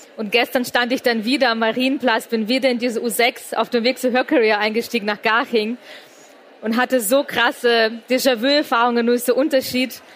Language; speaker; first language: German; native; German